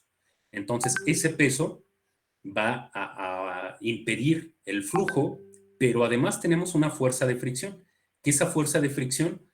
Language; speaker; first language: Spanish; native; Spanish